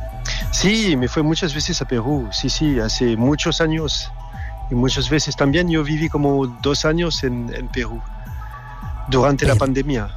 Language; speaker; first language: Spanish; non-native, fluent; French